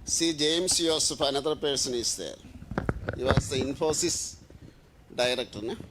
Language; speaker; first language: English; non-native, local second language; Malayalam